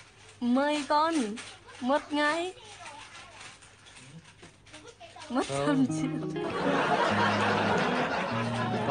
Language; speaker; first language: Vietnamese; non-native, learner; Indonesian